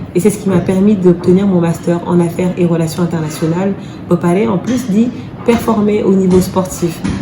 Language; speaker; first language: French; early bilingual, other home language; Wolof